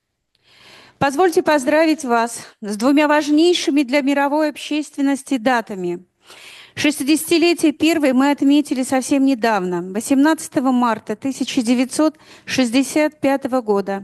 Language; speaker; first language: Russian; native; Russian